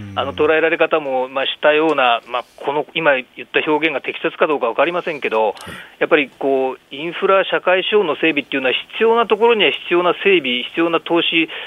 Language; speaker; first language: Japanese; native; Japanese